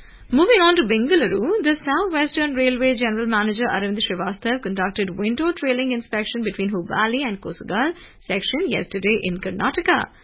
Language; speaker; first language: English; non-native, local second language; Hindi